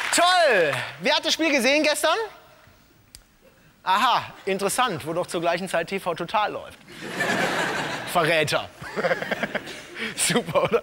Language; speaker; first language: German; native; German